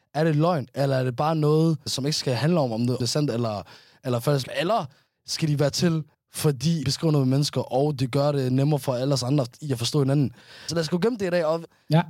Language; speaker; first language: Danish; early bilingual, other home language; Somali